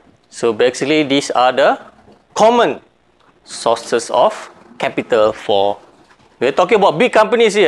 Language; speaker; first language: English; non-native, local second language; Malay